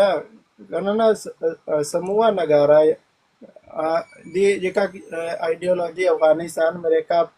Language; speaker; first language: Indonesian; non-native, learner; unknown